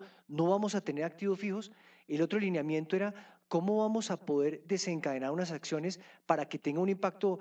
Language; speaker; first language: Spanish; native; Spanish